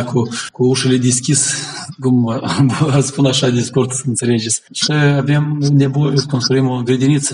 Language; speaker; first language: Romanian; non-native, local second language; Gagauz